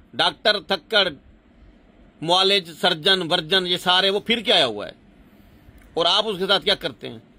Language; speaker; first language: Urdu; non-native, local second language; Punjabi